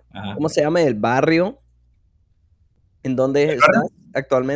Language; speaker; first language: Spanish; non-native, fluent; English